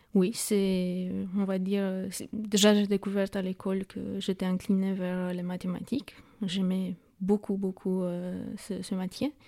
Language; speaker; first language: French; non-native, fluent; Romanian